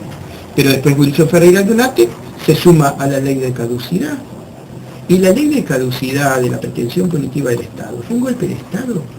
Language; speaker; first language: Spanish; native; Spanish